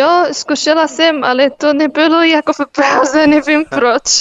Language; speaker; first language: Czech; non-native, learner; Arabic